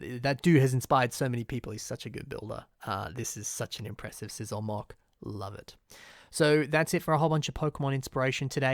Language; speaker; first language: English; native; English